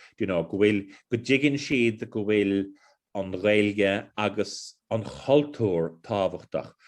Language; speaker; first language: Irish; non-native, local second language; English